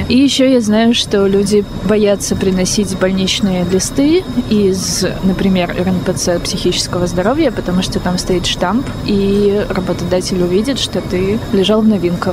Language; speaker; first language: Russian; native; Russian